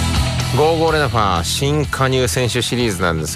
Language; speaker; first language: Japanese; native; Japanese